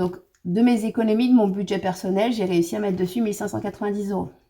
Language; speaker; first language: French; native; French